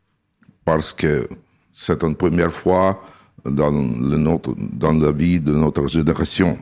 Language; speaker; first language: French; non-native, learner; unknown